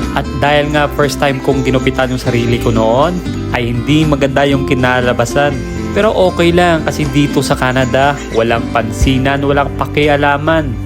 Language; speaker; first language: Filipino; non-native, local second language; Hiligaynon